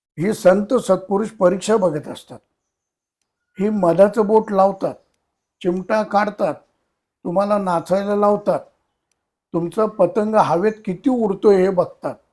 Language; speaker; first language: Marathi; native; Marathi